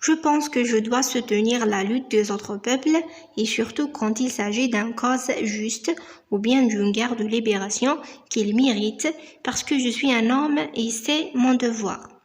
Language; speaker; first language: French; non-native, local second language; Arabic